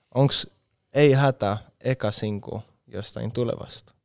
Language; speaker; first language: Finnish; non-native, fluent; Spanish